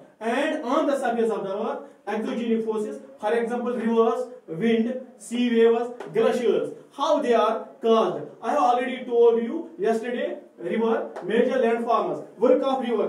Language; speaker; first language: English; non-native, local second language; Kashmiri